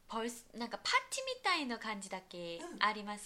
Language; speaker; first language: Japanese; non-native, fluent; Korean